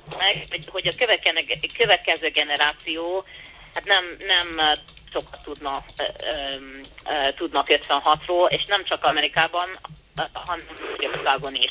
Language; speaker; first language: Hungarian; early bilingual, heritage; Hungarian